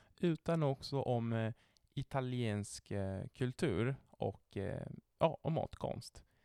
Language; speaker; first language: Swedish; non-native, fluent; Italian